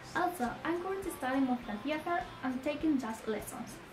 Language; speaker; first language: English; non-native, learner; Spanish